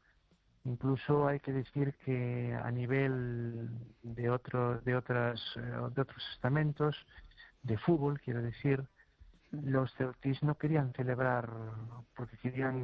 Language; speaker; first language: Spanish; native; Spanish